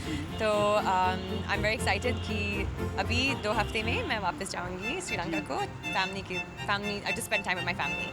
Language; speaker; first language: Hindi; non-native, fluent; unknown